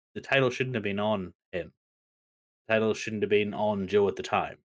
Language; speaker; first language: English; native; English